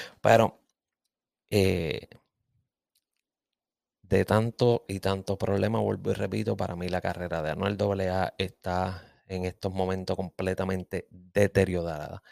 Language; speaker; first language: Spanish; native; Spanish